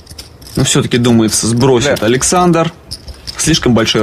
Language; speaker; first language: Russian; native; Russian